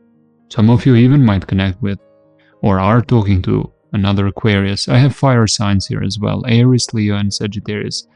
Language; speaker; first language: English; non-native, fluent; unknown